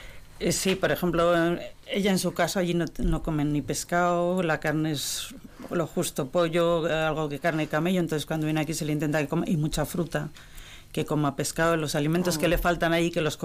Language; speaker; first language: Spanish; native; Spanish